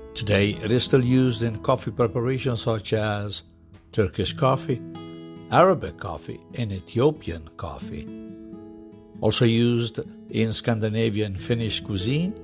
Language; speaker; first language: English; non-native, fluent; Italian